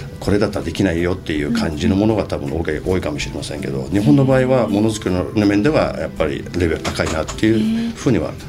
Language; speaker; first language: Japanese; non-native, fluent; Turkish